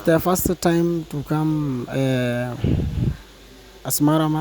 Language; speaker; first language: English; non-native, learner; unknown